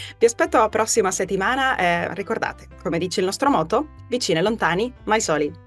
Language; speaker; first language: Italian; early bilingual, heritage; Spanish